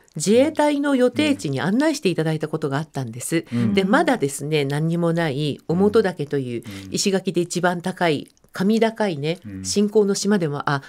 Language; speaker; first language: Japanese; native; Japanese